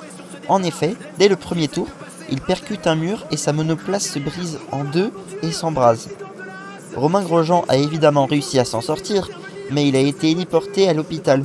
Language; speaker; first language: French; native; French